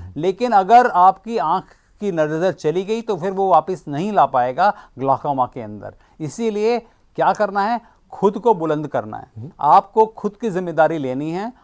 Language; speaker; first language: Hindi; native; Hindi